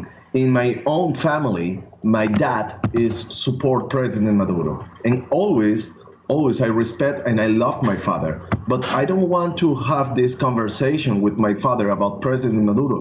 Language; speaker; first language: English; non-native, learner; Spanish